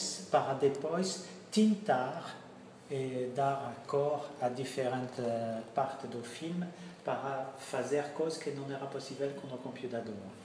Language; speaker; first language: Portuguese; non-native, fluent; French